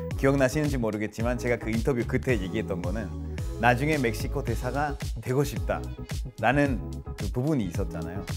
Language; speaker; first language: Korean; non-native, fluent; Spanish